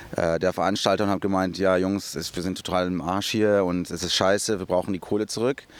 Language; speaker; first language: German; early bilingual, other home language; Portuguese